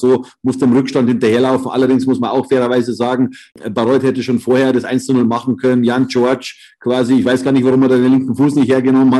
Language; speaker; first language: German; native; German